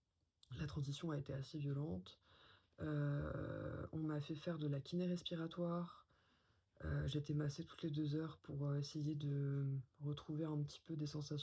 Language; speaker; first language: French; native; French